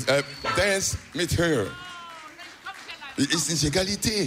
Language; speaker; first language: English; non-native, learner; German